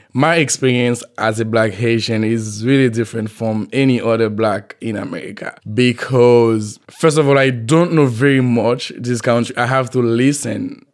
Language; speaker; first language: English; non-native, fluent; Haitian Creole